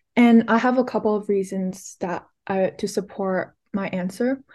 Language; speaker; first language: English; early bilingual, other home language; Chinese